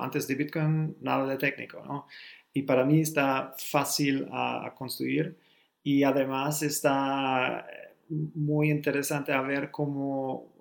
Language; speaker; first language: Spanish; non-native, learner; German